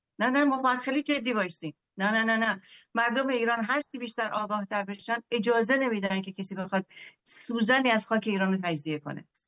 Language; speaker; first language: Persian; native; Persian